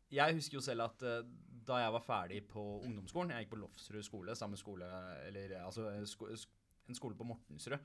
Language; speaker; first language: Norwegian; early bilingual, other home language; Punjabi